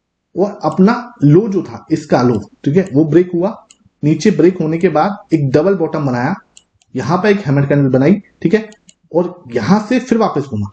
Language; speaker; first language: Hindi; native; Hindi